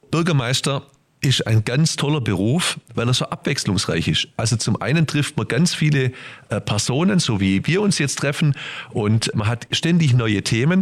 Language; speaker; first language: German; native; German